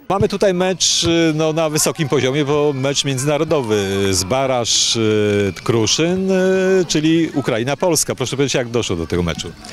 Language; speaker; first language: Polish; native; Polish